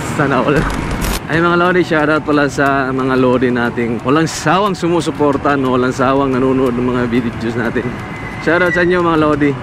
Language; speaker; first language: Filipino; non-native, local second language; Cebuano